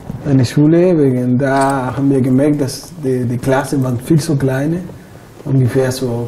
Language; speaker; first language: German; non-native, fluent; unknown